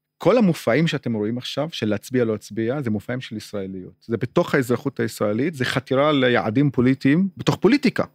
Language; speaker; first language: Hebrew; non-native, local second language; Arabic